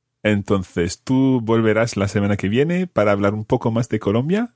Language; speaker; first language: Spanish; non-native, fluent; English